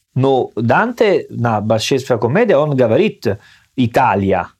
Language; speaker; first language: Russian; non-native, learner; Italian